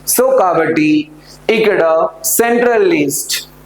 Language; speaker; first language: English; non-native, local second language; Telugu